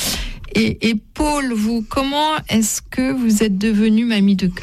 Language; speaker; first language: French; native; French